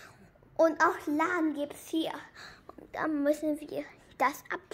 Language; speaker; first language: German; early bilingual, other home language; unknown